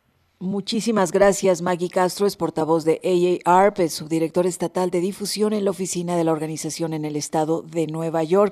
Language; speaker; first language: Spanish; native; Spanish